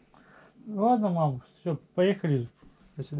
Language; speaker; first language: Russian; native; Russian